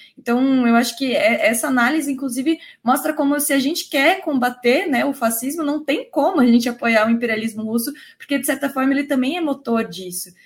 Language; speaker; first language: Portuguese; native; Portuguese